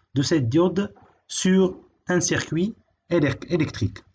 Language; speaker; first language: French; non-native, local second language; Arabic